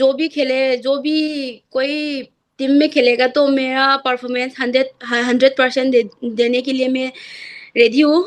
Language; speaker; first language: Hindi; non-native, local second language; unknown